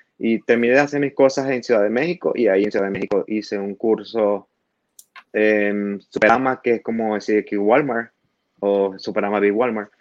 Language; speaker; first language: Spanish; native; Spanish